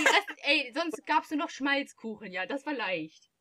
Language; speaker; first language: German; native; German